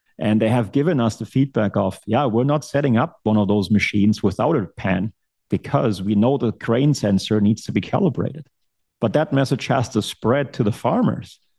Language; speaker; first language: English; non-native, fluent; German